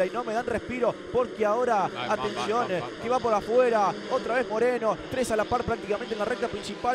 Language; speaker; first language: Spanish; native; Spanish